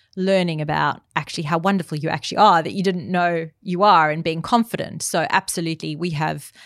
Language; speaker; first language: English; native; English